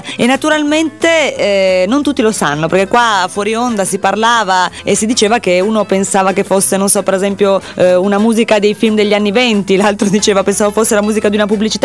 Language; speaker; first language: Italian; native; Italian